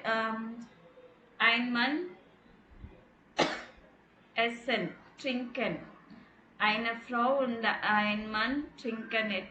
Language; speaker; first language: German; non-native, learner; Tamil